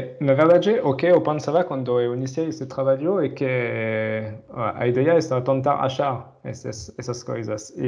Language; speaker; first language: Portuguese; non-native, fluent; French